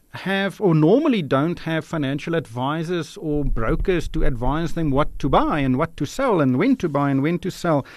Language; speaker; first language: English; non-native, local second language; Afrikaans